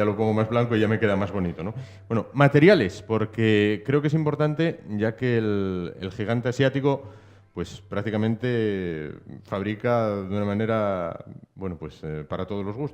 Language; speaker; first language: Spanish; native; Spanish